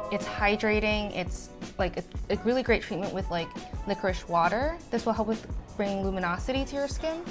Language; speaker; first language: English; native; English